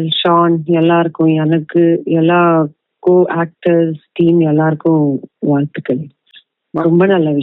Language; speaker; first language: Tamil; non-native, fluent; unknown